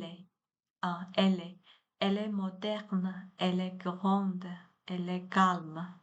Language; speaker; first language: French; non-native, learner; Chinese